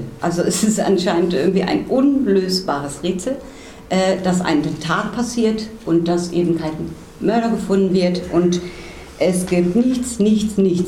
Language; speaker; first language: German; native; German